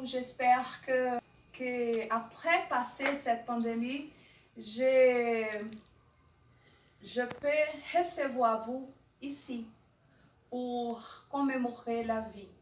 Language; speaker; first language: French; non-native, learner; Portuguese